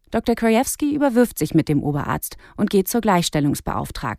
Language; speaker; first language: German; native; German